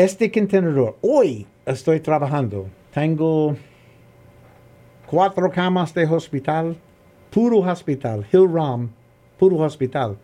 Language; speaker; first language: Spanish; non-native, learner; English